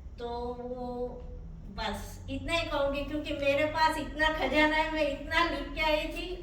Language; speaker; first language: Hindi; non-native, local second language; Gujarati